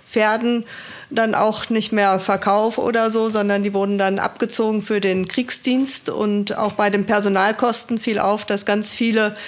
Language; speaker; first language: German; native; German